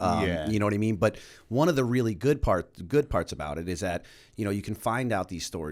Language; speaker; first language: English; native; English